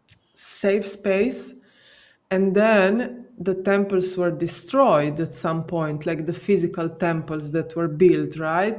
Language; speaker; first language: English; non-native, fluent; Slovenian